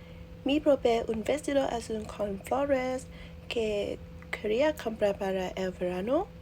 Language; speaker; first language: Spanish; non-native, learner; Vietnamese